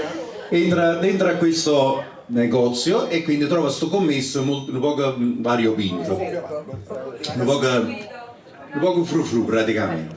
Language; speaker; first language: Italian; native; Italian